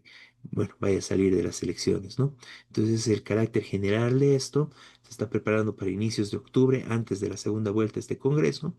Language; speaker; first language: Spanish; native; Spanish